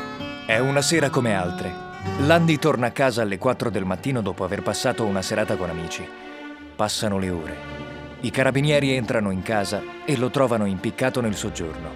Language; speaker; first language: Italian; native; Italian